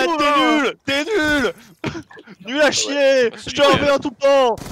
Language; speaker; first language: French; native; French